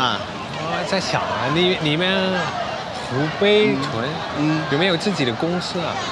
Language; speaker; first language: Chinese; non-native, fluent; Dutch